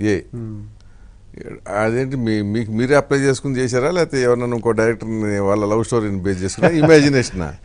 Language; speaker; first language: Telugu; native; Telugu